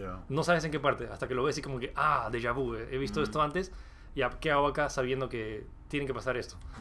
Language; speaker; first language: Spanish; native; Spanish